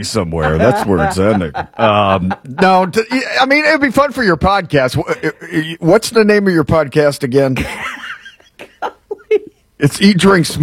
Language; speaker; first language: English; native; English